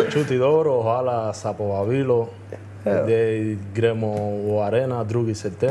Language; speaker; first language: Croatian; non-native, learner; Spanish